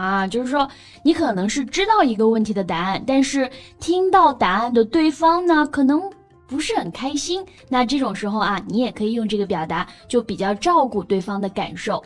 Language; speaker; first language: Chinese; native; Chinese